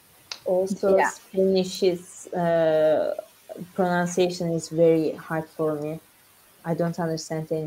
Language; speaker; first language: English; non-native, learner; Turkish